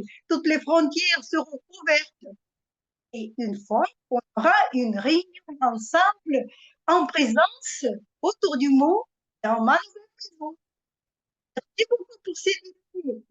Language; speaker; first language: French; non-native, fluent; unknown